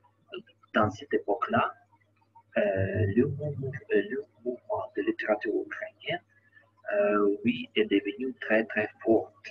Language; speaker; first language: French; non-native, learner; Ukrainian